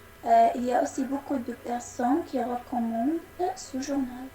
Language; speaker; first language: French; non-native, learner; Arabic